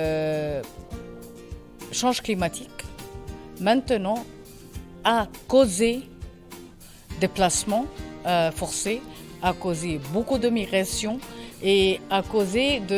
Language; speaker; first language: French; non-native, learner; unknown